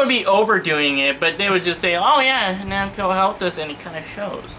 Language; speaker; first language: English; native; English